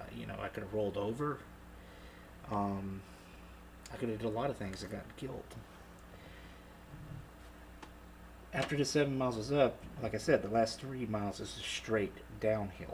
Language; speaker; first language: English; native; English